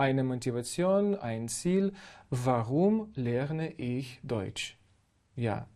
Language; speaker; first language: German; non-native, fluent; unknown